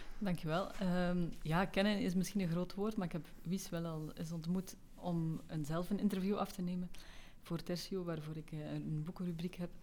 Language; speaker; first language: Dutch; native; Dutch